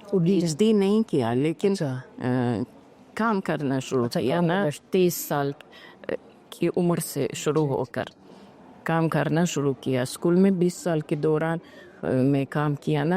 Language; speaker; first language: Hindi; non-native, fluent; Uzbek